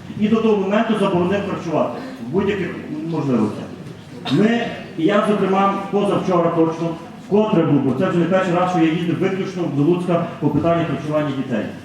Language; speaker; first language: Ukrainian; native; Ukrainian